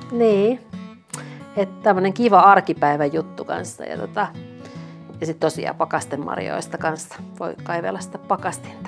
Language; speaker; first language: Finnish; native; Finnish